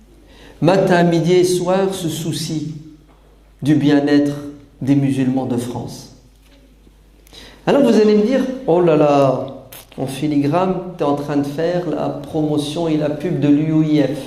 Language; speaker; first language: French; native; French